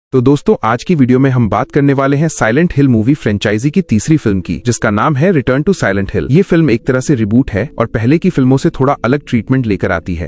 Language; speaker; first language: Hindi; native; Hindi